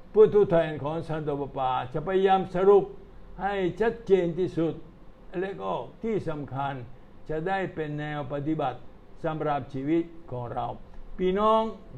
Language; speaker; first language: Thai; non-native, fluent; Italian